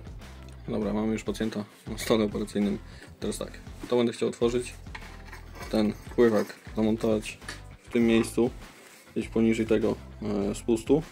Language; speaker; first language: Polish; native; Polish